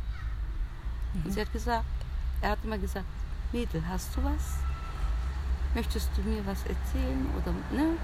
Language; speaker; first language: German; early bilingual, other home language; Turkish